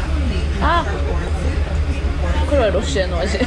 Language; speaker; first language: Japanese; non-native, fluent; Russian